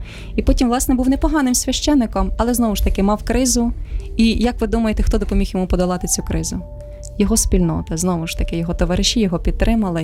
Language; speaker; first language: Ukrainian; native; Ukrainian